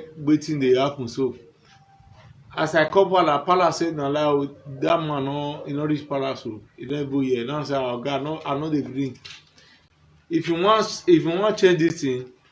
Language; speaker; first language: Nigerian Pidgin; non-native, local second language; Bini